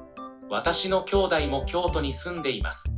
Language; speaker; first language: Japanese; non-native, learner; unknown